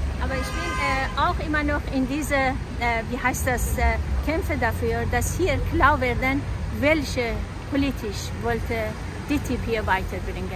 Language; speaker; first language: German; non-native, fluent; Persian